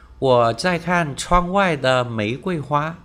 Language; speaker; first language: Chinese; non-native, fluent; Vietnamese